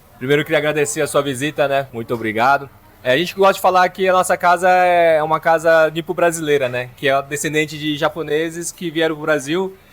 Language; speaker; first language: Portuguese; native; Portuguese